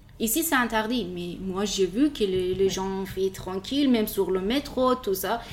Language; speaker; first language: French; non-native, learner; Persian